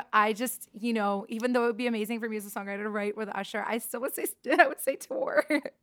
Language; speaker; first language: English; non-native, fluent; Russian